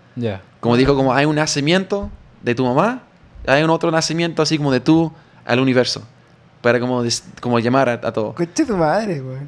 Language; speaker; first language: Spanish; non-native, fluent; English